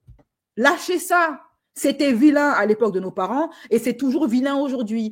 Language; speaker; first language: French; native; French